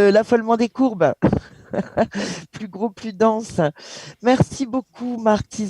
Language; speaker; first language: French; native; French